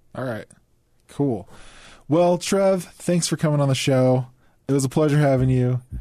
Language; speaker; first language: English; native; English